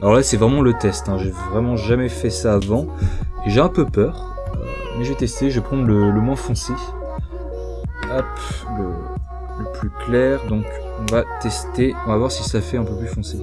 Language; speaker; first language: French; native; French